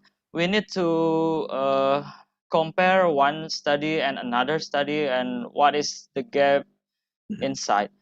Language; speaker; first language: English; non-native, fluent; Indonesian